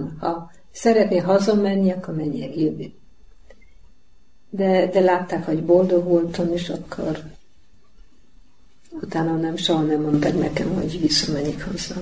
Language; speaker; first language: Hungarian; non-native, learner; Polish